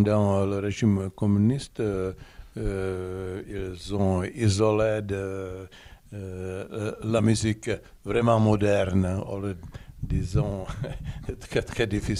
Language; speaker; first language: French; non-native, learner; Czech